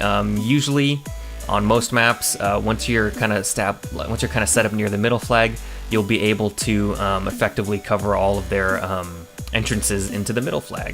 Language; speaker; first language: English; native; English